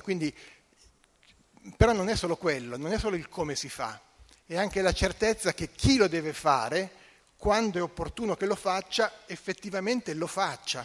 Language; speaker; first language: Italian; native; Italian